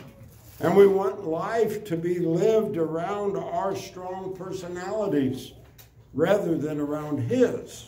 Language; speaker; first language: English; native; English